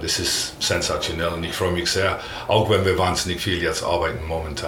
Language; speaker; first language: German; non-native, learner; English